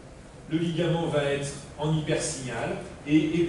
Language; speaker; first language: French; native; French